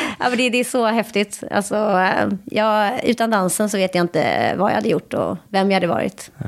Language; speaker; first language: Swedish; native; Swedish